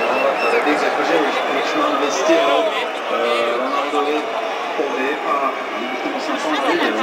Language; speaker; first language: Czech; native; Czech